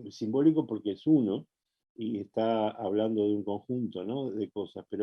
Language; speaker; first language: Spanish; native; Spanish